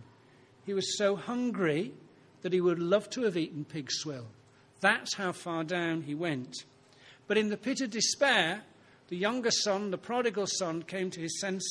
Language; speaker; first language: English; native; English